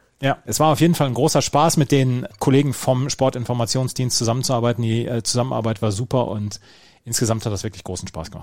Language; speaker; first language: German; native; German